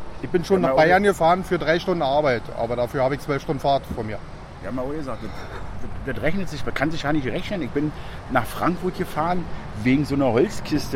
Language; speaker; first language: German; native; German